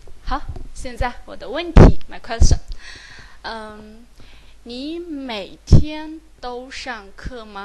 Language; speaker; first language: Chinese; native; Chinese